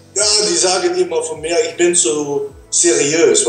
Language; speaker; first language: German; non-native, learner; Dutch